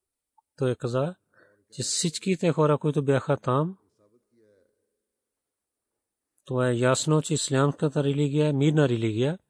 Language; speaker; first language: Bulgarian; non-native, learner; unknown